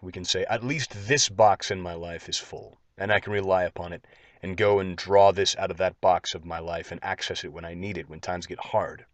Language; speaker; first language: English; native; English